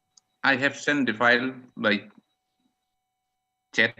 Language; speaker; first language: English; non-native, fluent; Indonesian